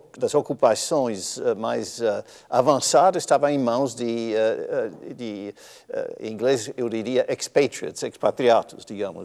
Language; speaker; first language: Portuguese; non-native, fluent; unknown